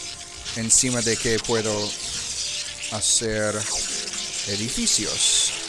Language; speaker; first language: Spanish; non-native, learner; English